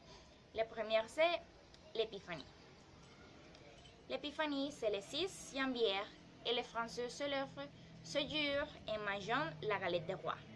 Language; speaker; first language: French; non-native, learner; Spanish